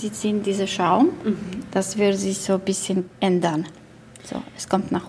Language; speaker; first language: German; non-native, learner; Bosnian